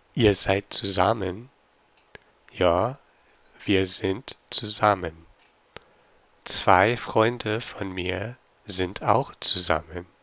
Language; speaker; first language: German; non-native, fluent; English